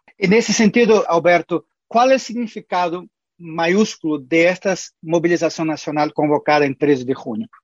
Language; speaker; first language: Spanish; non-native, fluent; Portuguese